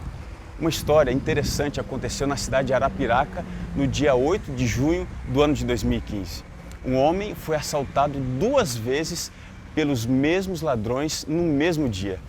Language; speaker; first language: Portuguese; native; Portuguese